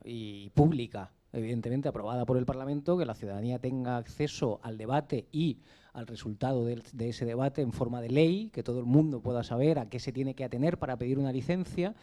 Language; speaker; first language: Spanish; native; Spanish